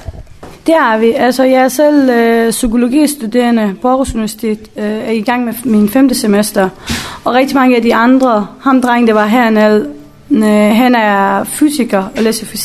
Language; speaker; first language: Danish; early bilingual, other home language; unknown